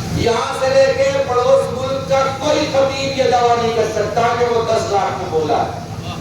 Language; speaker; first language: Urdu; native; Urdu